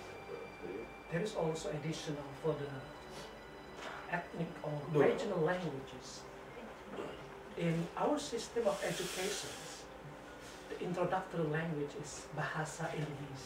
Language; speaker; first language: English; non-native, fluent; Indonesian